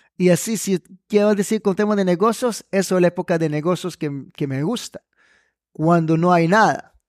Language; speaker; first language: Spanish; non-native, fluent; Hebrew